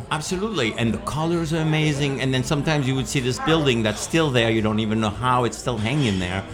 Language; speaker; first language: English; non-native, fluent; Spanish